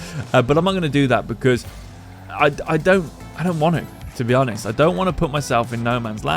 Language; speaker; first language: English; native; English